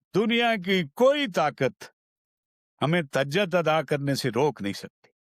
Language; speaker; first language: Urdu; non-native, local second language; Punjabi